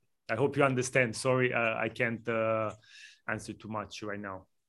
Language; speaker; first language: English; non-native, fluent; Romanian